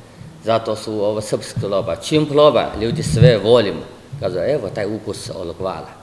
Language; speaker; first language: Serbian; non-native, learner; Chinese